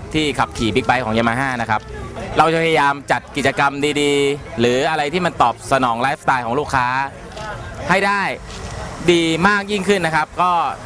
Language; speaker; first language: Thai; native; Thai